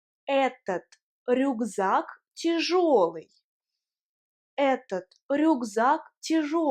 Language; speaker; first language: Russian; non-native, fluent; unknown